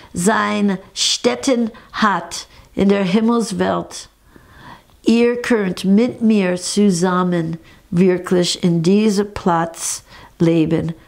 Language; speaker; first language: German; non-native, fluent; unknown